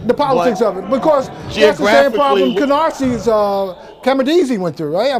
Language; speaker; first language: English; native; English